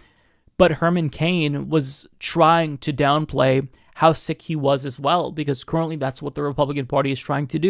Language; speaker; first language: English; native; English